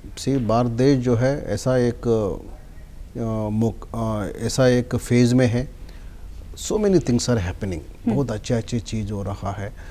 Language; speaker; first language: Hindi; non-native, local second language; Telugu